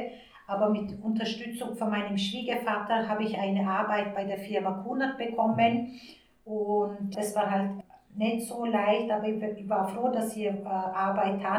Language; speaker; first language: German; early bilingual, other home language; Turkish